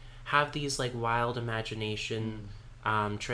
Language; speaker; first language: English; native; English